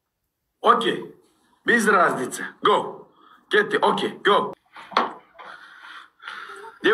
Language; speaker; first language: Russian; non-native, learner; Uzbek